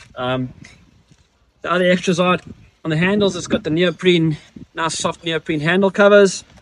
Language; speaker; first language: English; native; English